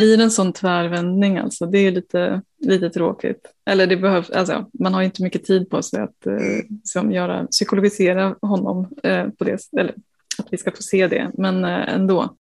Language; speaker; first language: Swedish; native; Swedish